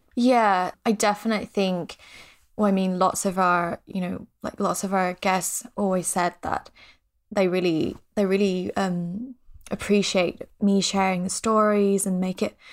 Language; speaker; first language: English; non-native, fluent; Thai